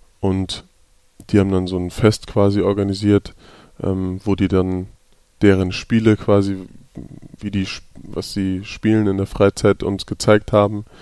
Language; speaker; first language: German; native; German